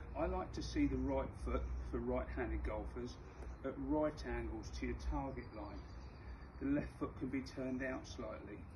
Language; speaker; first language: English; native; English